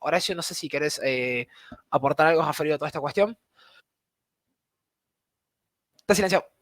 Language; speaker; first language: Spanish; native; Spanish